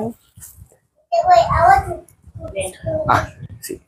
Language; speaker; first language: English; non-native, local second language; Malay